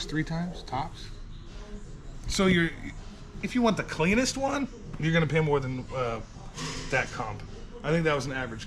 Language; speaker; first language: English; native; English